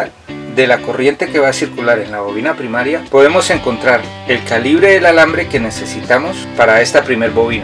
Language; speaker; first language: Spanish; native; Spanish